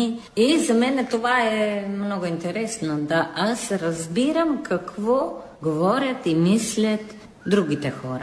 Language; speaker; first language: Bulgarian; non-native, fluent; Italian